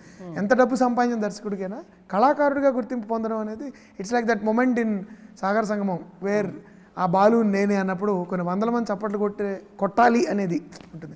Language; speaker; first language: Telugu; native; Telugu